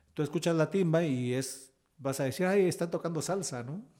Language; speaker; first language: Spanish; native; Spanish